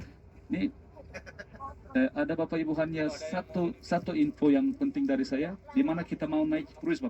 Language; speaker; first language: Indonesian; non-native, fluent; Turkish